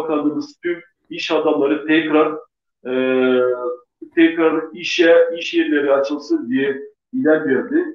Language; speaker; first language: Turkish; non-native, local second language; Gagauz